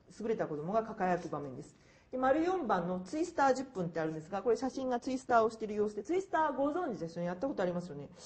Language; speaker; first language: Japanese; native; Japanese